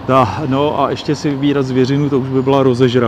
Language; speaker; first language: Czech; native; Czech